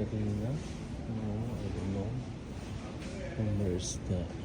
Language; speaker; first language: English; non-native, local second language; Filipino